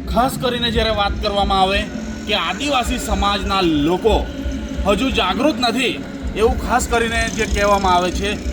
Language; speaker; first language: Gujarati; native; Gujarati